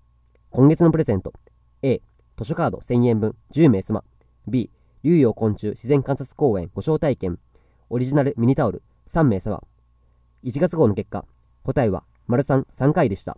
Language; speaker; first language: Japanese; native; Japanese